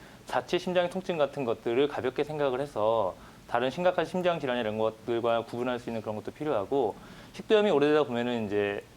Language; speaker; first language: Korean; native; Korean